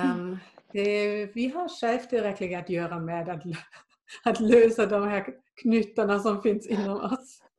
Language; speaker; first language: Swedish; non-native, fluent; German